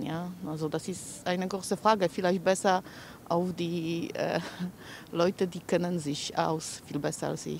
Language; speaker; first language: German; non-native, fluent; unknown